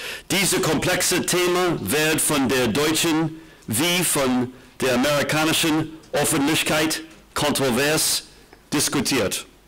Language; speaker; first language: German; non-native, learner; English